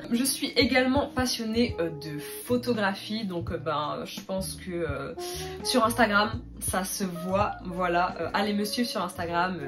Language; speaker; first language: French; native; French